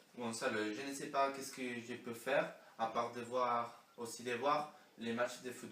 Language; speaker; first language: French; non-native, learner; Spanish